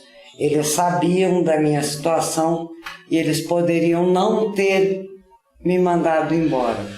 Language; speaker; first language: Portuguese; native; Portuguese